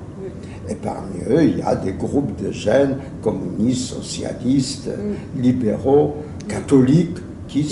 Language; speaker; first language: French; non-native, fluent; Yiddish